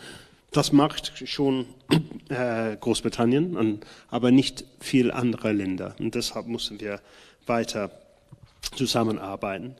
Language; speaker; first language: German; non-native, fluent; English